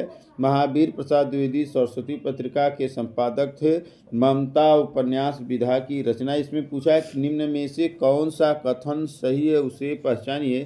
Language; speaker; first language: Hindi; native; Hindi